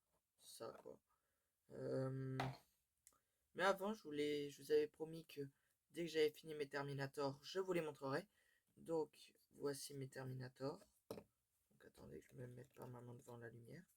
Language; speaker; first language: French; native; French